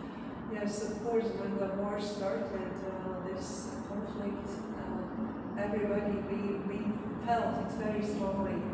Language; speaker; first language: English; non-native, fluent; Latvian